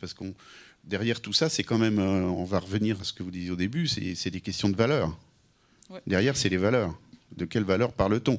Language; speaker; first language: French; native; French